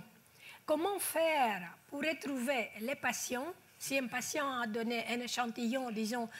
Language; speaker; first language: French; non-native, fluent; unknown